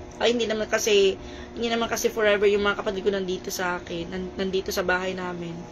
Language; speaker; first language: Filipino; non-native, local second language; Cebuano